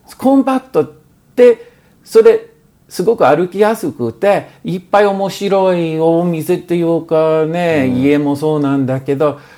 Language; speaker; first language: Japanese; non-native, fluent; English